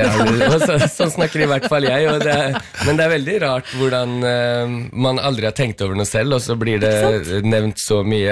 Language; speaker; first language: Norwegian; early bilingual, heritage; Norwegian